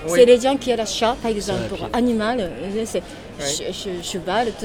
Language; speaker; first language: French; non-native, learner; Japanese